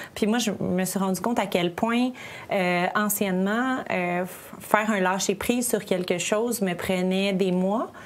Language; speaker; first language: French; native; French